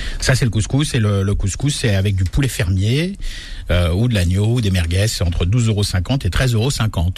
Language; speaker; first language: French; native; French